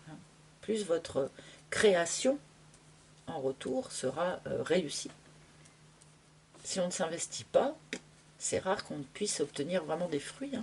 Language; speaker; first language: French; native; French